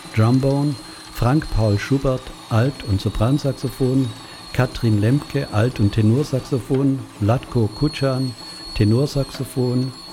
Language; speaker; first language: German; native; German